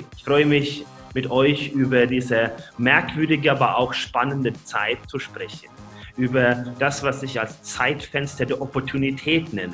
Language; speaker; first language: German; non-native, fluent; Norwegian